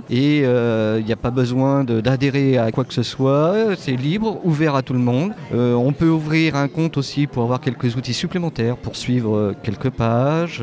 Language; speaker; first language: French; native; French